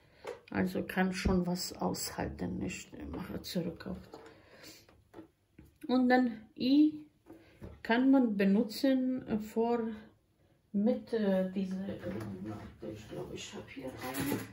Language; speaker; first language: German; non-native, fluent; Croatian